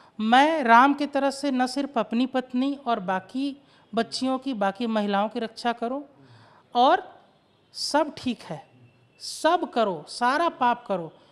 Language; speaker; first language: Hindi; native; Hindi